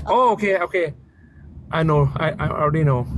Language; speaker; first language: English; non-native, learner; Thai